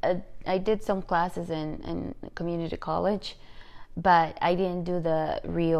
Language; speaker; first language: English; non-native, fluent; Spanish